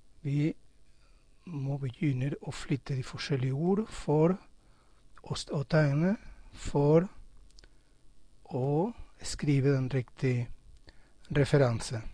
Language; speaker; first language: Norwegian; non-native, fluent; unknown